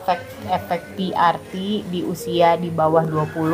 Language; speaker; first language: Indonesian; native; Indonesian